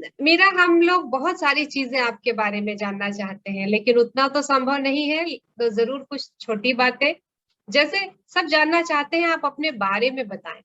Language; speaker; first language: Hindi; native; Hindi